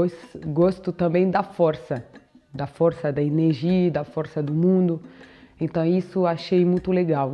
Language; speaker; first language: Portuguese; non-native, fluent; French